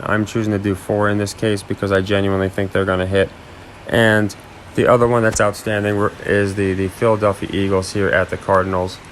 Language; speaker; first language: English; native; English